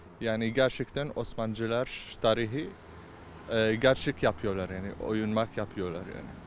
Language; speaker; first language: Turkish; non-native, learner; Arabic